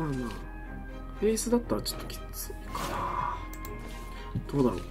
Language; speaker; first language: Japanese; native; Japanese